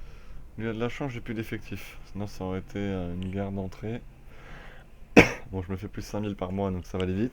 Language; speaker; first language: French; native; French